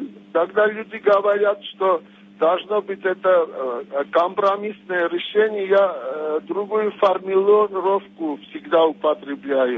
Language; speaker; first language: Russian; non-native, fluent; Armenian